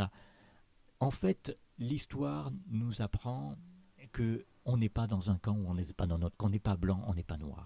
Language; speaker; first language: French; native; French